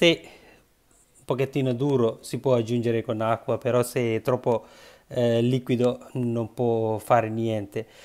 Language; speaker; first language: Italian; non-native, learner; Sinhala